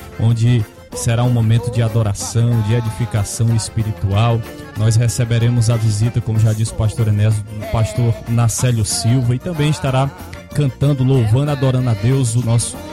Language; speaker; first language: Portuguese; native; Portuguese